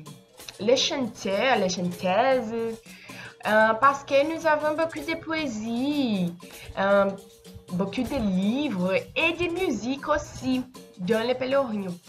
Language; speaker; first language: French; non-native, learner; Portuguese